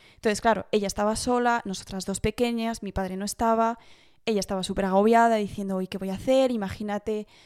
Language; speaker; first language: Spanish; early bilingual, heritage; Spanish